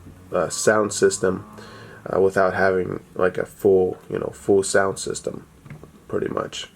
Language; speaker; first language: English; native; English